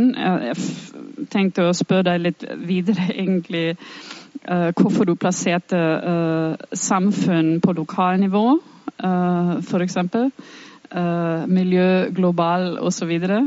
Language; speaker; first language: Norwegian; non-native, fluent; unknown